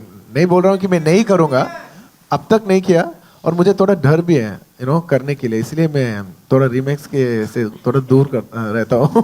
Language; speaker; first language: Hindi; non-native, local second language; Telugu